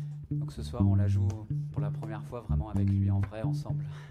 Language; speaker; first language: French; non-native, local second language; English